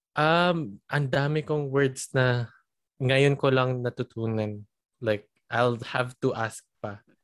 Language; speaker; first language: Filipino; early bilingual, heritage; Filipino